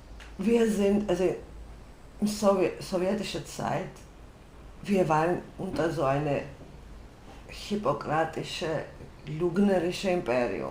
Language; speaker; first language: German; non-native, fluent; Georgian